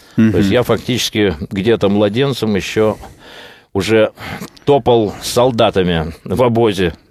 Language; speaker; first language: Russian; native; Russian